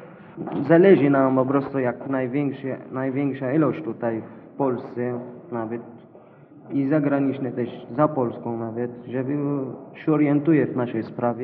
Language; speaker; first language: Polish; non-native, learner; Arabic